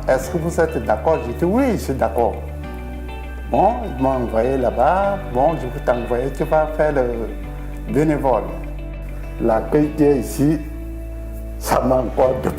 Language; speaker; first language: French; non-native, local second language; Sango